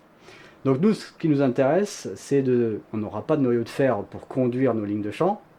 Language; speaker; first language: French; native; French